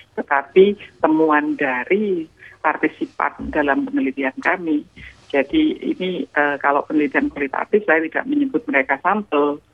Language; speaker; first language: Indonesian; native; Indonesian